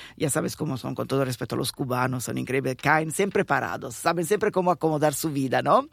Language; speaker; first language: Spanish; non-native, fluent; Italian